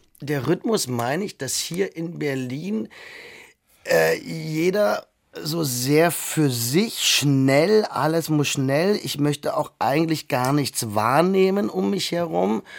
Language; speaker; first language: German; native; German